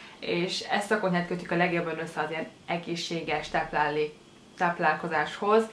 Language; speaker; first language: Hungarian; early bilingual, other home language; Chinese